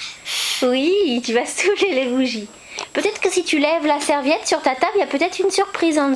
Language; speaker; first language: French; native; French